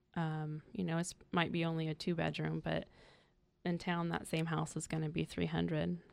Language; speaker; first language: English; native; English